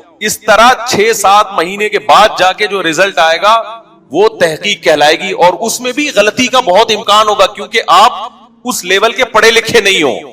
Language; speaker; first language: Urdu; native; Urdu